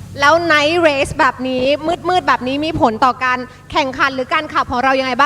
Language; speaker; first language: Thai; native; Thai